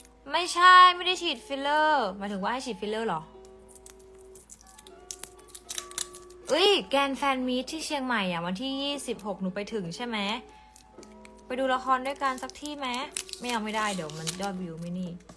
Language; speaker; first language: Thai; native; Thai